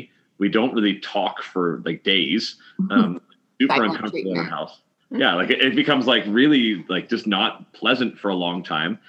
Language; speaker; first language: English; native; English